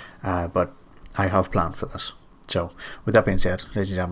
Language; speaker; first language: English; native; English